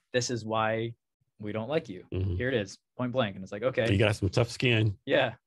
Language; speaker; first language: English; native; English